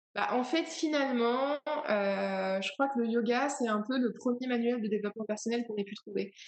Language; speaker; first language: French; native; French